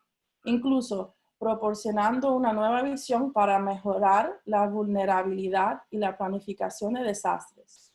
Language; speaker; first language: Spanish; non-native, fluent; English